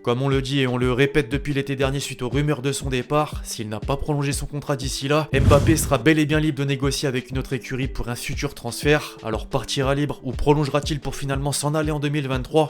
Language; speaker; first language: French; native; French